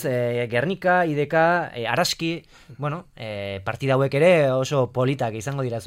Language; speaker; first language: Basque; native; Basque